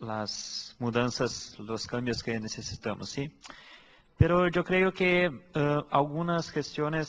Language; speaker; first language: Spanish; non-native, fluent; Portuguese